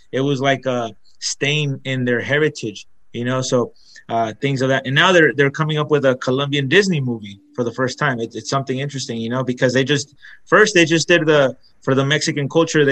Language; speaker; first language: English; early bilingual, other home language; Spanish